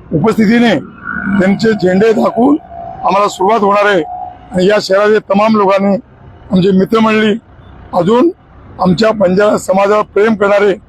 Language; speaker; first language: Marathi; non-native, local second language; Lambadi